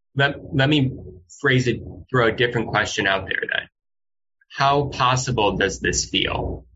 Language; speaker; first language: English; native; English